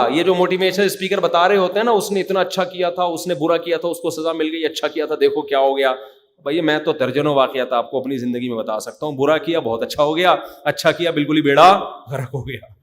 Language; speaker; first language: Urdu; native; Urdu